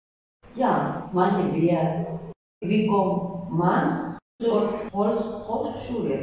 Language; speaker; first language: German; non-native, learner; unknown